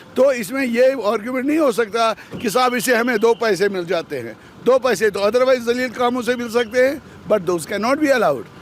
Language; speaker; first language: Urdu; non-native, local second language; Kashmiri